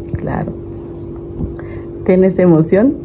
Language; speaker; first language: Spanish; native; Spanish